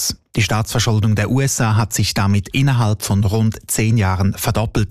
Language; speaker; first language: German; native; German